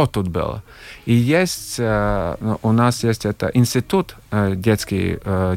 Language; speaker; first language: Russian; non-native, local second language; Latvian